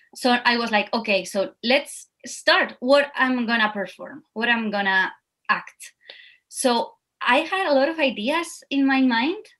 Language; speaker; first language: English; non-native, fluent; Spanish